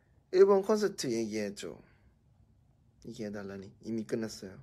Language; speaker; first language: Korean; non-native, fluent; Thai